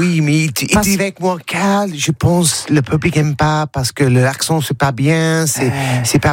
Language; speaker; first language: French; non-native, learner; English